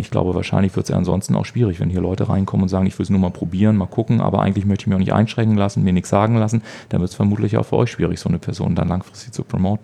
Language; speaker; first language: German; native; German